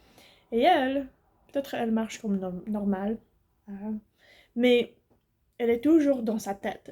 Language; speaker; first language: French; non-native, learner; English